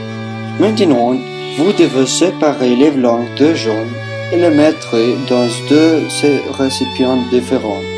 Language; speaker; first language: French; non-native, learner; Spanish